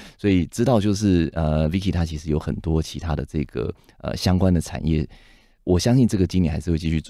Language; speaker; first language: Chinese; native; Chinese